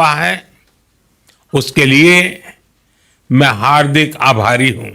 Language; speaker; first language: Hindi; non-native, local second language; Gujarati